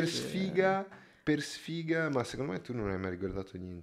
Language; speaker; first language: Italian; native; Italian